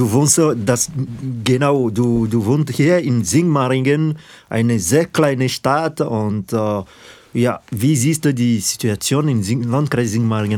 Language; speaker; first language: German; non-native, fluent; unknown